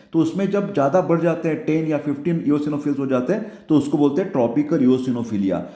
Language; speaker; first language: Hindi; non-native, local second language; Marathi